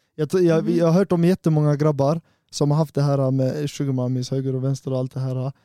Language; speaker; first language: Swedish; early bilingual, other home language; Arabic